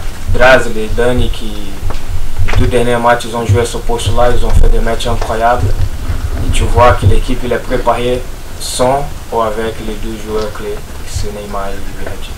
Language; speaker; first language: French; non-native, fluent; Portuguese